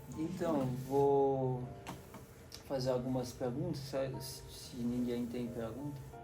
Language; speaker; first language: Portuguese; non-native, fluent; French